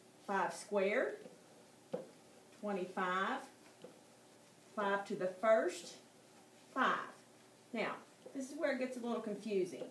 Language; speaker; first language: English; native; English